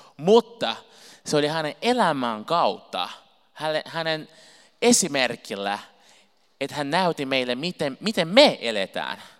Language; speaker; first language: Finnish; non-native, fluent; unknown